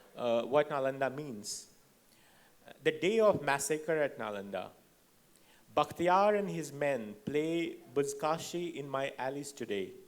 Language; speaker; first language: English; non-native, local second language; Hindi